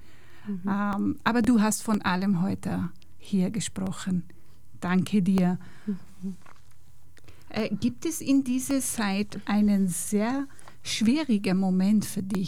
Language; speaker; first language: German; non-native, fluent; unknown